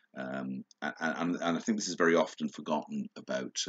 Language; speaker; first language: English; native; English